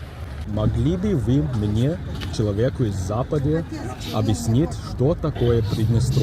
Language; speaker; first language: Russian; non-native, learner; German